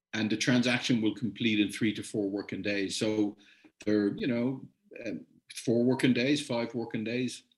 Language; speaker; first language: English; native; English